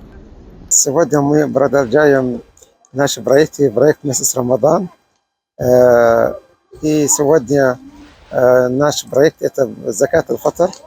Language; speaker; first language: Russian; non-native, local second language; Kyrgyz